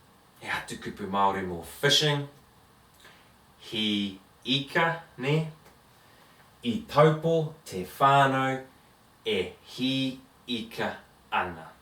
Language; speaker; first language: Māori; non-native, learner; English